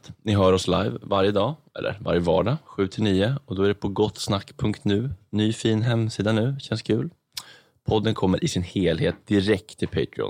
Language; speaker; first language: Swedish; native; Swedish